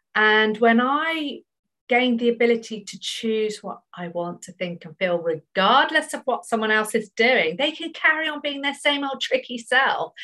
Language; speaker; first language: English; native; English